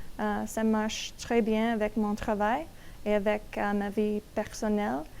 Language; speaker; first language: French; non-native, learner; English